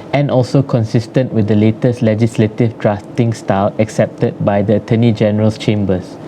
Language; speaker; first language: English; non-native, local second language; Malay